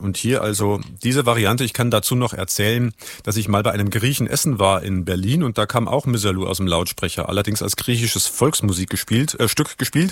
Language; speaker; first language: German; native; German